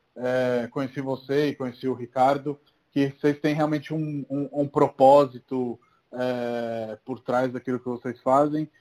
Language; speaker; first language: Portuguese; non-native, fluent; Italian